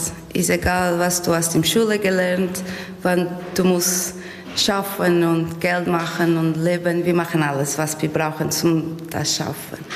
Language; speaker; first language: German; non-native, learner; Portuguese